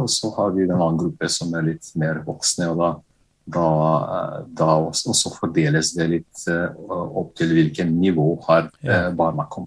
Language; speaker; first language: Norwegian; non-native, fluent; Bosnian